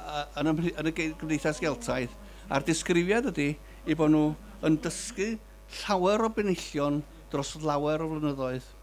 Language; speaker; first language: Welsh; native; Welsh